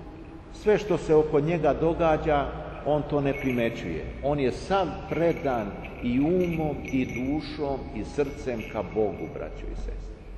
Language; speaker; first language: Serbian; native; Serbian